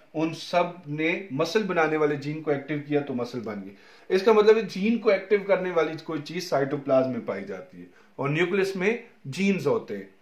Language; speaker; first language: Urdu; non-native, local second language; Punjabi